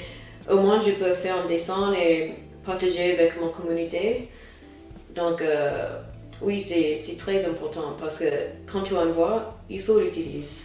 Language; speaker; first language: French; non-native, fluent; English